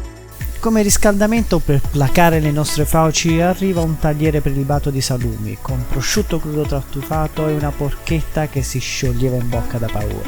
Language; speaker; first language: Italian; native; Italian